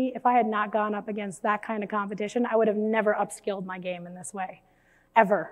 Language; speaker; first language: English; native; English